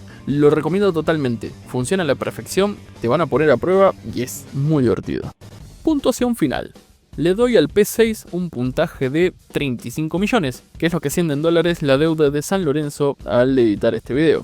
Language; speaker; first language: Spanish; native; Spanish